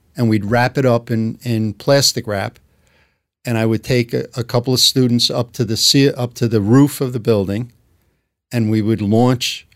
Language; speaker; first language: English; native; English